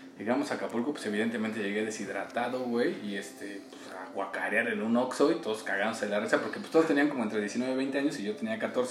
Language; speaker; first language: Spanish; native; Spanish